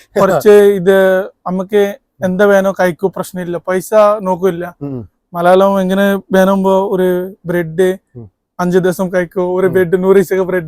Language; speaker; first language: Malayalam; non-native, learner; Bangla